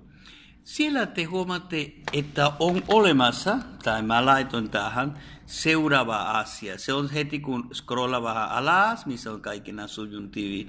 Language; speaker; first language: Finnish; non-native, fluent; Spanish